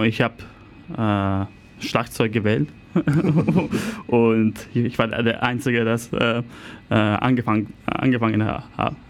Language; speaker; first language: German; non-native, fluent; Italian